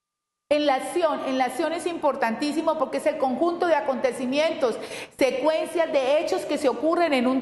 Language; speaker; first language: Spanish; native; Spanish